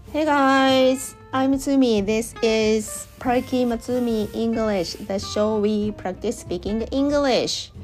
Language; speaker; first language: English; non-native, learner; Japanese